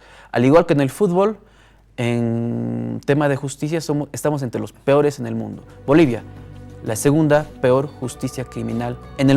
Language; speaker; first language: Spanish; native; Spanish